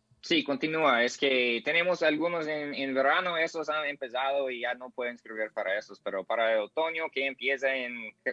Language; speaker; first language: Spanish; non-native, learner; English